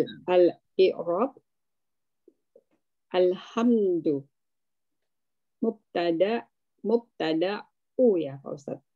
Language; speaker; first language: Arabic; non-native, learner; Indonesian